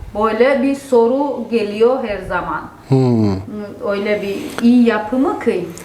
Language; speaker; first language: Turkish; non-native, fluent; Georgian